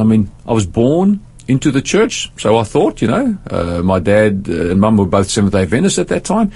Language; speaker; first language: English; native; English